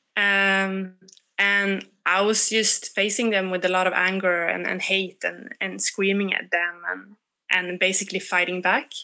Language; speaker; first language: English; non-native, fluent; Swedish